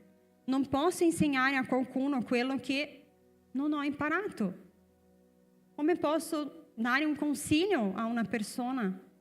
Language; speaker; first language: Italian; non-native, fluent; Portuguese